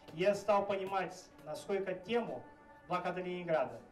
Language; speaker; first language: Russian; non-native, fluent; Portuguese